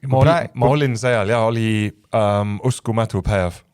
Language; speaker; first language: Estonian; non-native, fluent; English